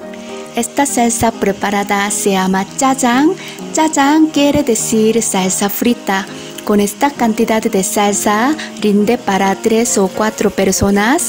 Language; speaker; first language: Spanish; non-native, fluent; Korean